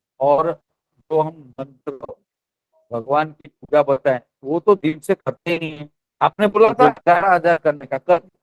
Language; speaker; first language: Hindi; non-native, local second language; Gujarati